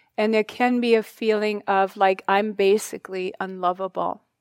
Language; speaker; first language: English; non-native, fluent; German